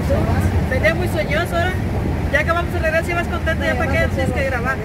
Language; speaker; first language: Spanish; native; Spanish